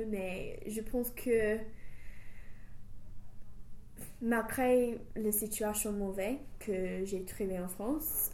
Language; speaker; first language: French; non-native, fluent; English